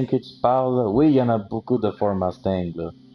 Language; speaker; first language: French; native; French